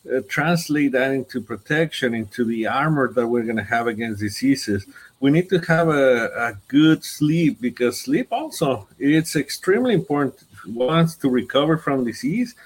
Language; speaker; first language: English; non-native, fluent; Spanish